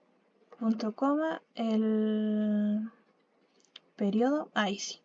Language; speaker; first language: Spanish; native; Spanish